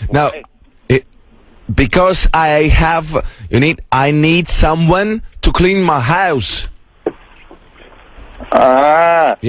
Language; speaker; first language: English; non-native, fluent; Lithuanian